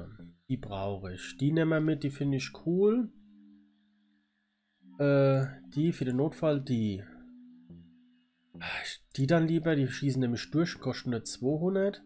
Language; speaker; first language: German; native; German